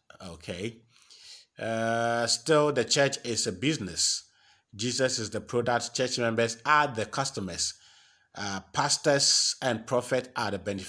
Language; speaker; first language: English; non-native, local second language; Akan